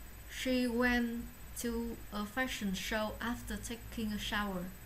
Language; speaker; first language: English; non-native, learner; Vietnamese